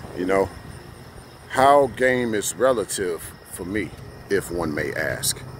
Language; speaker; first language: English; native; English